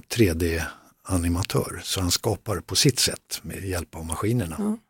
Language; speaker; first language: Swedish; native; Swedish